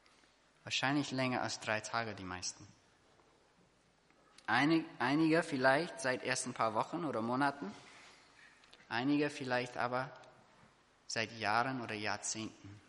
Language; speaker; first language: German; non-native, fluent; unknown